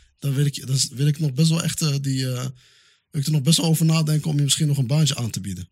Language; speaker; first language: Dutch; early bilingual, other home language; Arabic